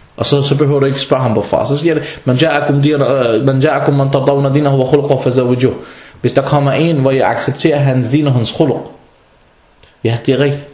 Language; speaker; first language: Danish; non-native, fluent; Arabic